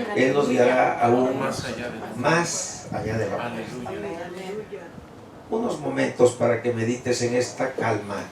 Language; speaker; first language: Spanish; native; Spanish